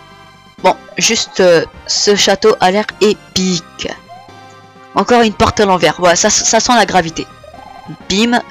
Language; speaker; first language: French; native; French